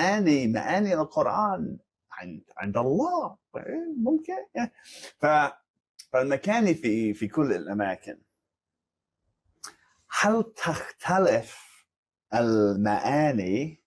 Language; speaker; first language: Arabic; non-native, fluent; English